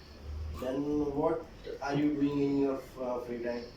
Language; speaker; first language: English; non-native, local second language; Gujarati